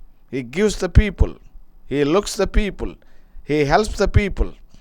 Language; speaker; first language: English; non-native, local second language; Telugu